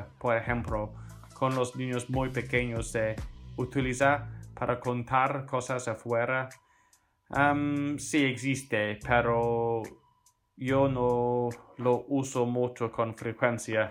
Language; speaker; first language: Spanish; non-native, fluent; English